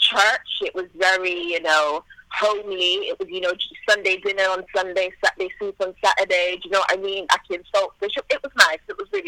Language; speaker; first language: English; native; English